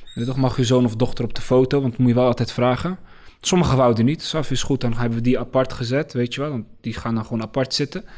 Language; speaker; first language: Dutch; early bilingual, other home language; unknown